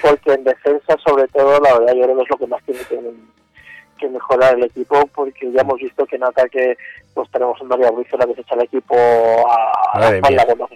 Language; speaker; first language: Spanish; native; Spanish